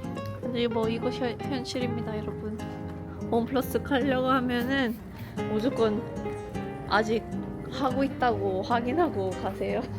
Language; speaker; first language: Korean; non-native, fluent; Swedish